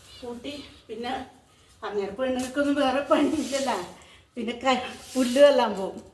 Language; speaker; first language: Malayalam; native; Malayalam